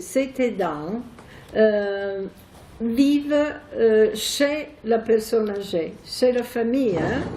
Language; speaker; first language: French; non-native, fluent; Italian